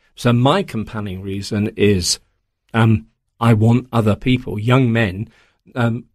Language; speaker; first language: English; native; English